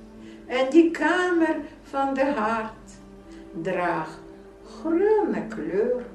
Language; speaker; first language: Dutch; non-native, fluent; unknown